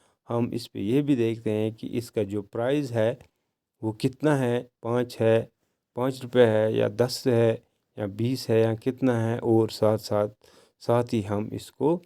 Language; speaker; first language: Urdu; non-native, local second language; Kashmiri